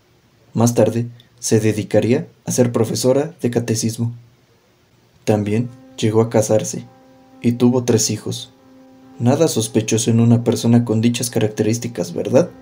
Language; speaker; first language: Spanish; native; Spanish